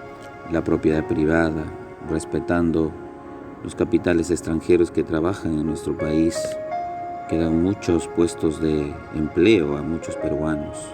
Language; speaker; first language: Spanish; native; Spanish